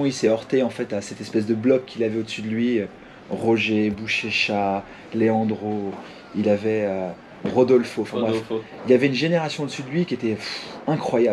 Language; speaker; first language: French; native; French